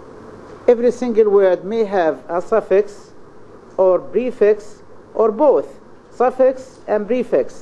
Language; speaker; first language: English; non-native, fluent; Arabic